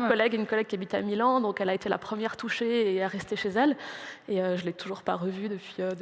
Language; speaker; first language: French; native; French